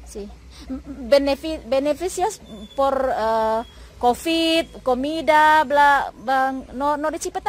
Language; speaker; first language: Spanish; non-native, learner; Indonesian